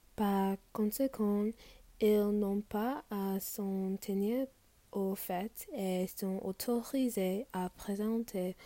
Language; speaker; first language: French; non-native, fluent; English